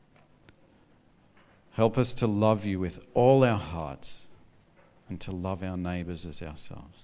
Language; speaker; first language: English; native; English